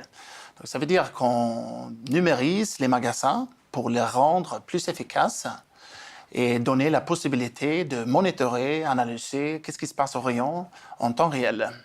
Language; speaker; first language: French; non-native, fluent; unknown